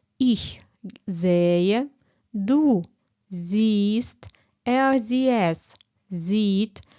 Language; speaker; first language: German; non-native, fluent; Ukrainian